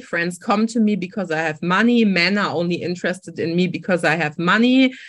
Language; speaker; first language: English; early bilingual, other home language; German